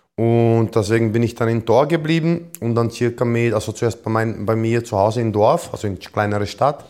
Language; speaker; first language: German; non-native, fluent; Croatian